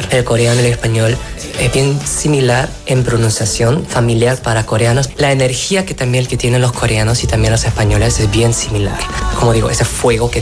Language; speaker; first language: Spanish; non-native, fluent; Korean